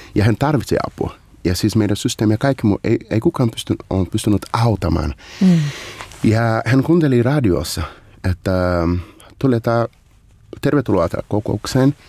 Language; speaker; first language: Finnish; non-native, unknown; Portuguese